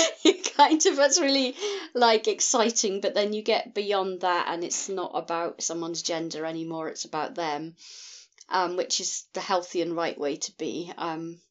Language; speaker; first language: English; native; English